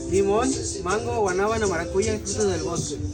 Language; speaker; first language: Spanish; native; Spanish